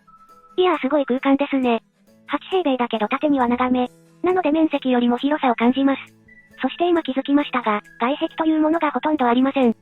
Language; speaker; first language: Japanese; native; Japanese